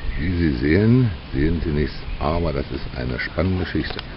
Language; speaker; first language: German; native; German